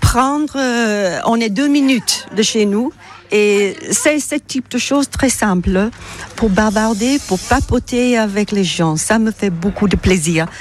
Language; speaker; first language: French; non-native, learner; English